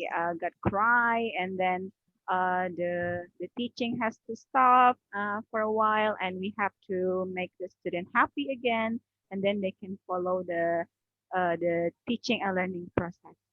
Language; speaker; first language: English; non-native, learner; Indonesian